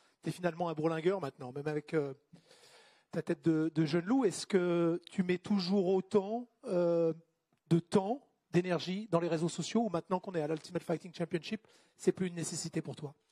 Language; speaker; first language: French; native; French